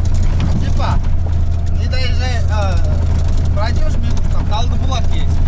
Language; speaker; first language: Russian; non-native, local second language; Kyrgyz